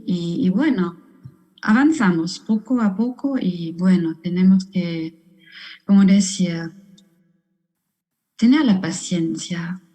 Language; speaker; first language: Spanish; non-native, fluent; German